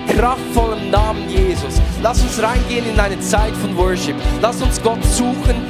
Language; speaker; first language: German; native; German